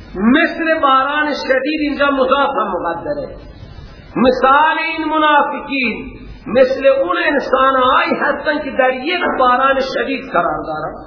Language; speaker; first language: Persian; non-native, local second language; Baluchi